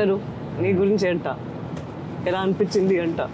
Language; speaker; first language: Telugu; non-native, fluent; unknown